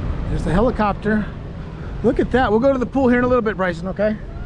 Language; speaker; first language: English; native; English